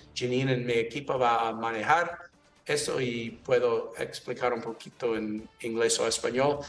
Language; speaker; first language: Spanish; non-native, learner; English